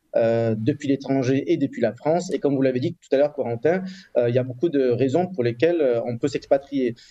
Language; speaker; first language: French; native; French